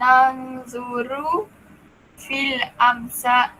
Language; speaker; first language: Arabic; non-native, learner; Malay